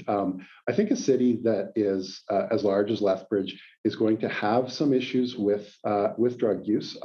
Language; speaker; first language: English; native; English